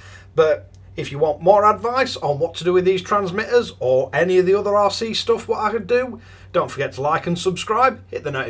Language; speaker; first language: English; native; English